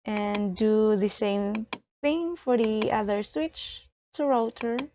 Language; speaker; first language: English; non-native, learner; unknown